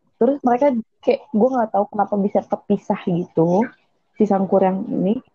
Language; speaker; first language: Indonesian; early bilingual, heritage; English